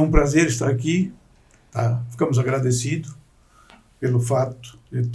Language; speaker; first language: Portuguese; native; Portuguese